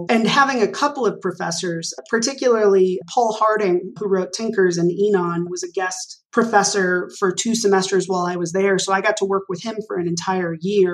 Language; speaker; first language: English; native; English